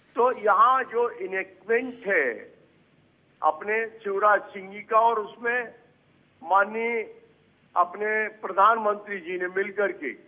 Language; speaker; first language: Hindi; native; Hindi